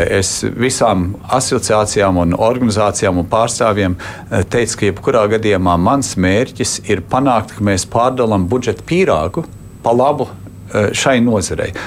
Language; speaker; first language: Latvian; early bilingual, heritage; Latvian